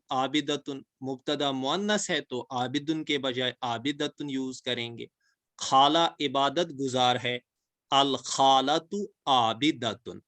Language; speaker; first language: Urdu; non-native, local second language; Kashmiri